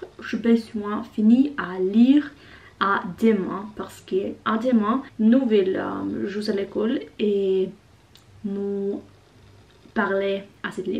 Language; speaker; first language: French; non-native, learner; Norwegian